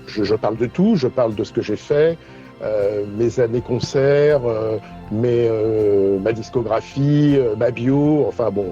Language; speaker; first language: French; native; French